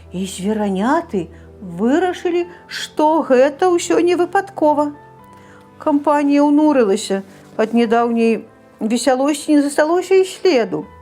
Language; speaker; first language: Belarusian; native; Belarusian